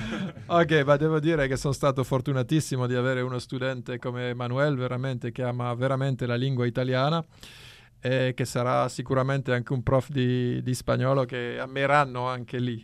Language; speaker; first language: Italian; non-native, fluent; Spanish